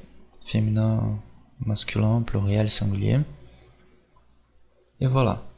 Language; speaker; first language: French; non-native, fluent; Portuguese